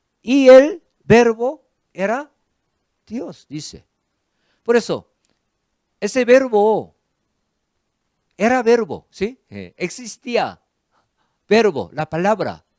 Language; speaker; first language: Spanish; non-native, fluent; Korean